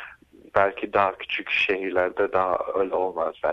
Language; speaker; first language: Turkish; early bilingual, heritage; Turkish